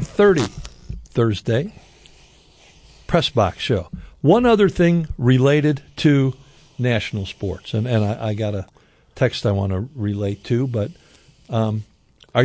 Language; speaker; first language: English; native; English